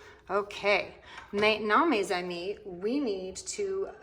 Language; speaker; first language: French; non-native, learner; English